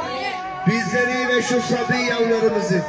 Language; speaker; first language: Turkish; native; Turkish